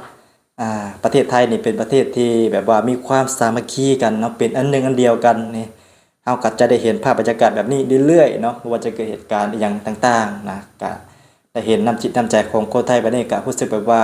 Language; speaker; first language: Thai; non-native, local second language; Northeastern Thai